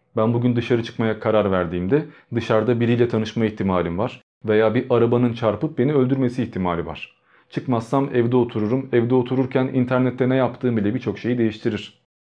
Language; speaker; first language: Turkish; early bilingual, other home language; Albanian